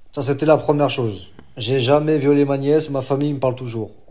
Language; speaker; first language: French; native; French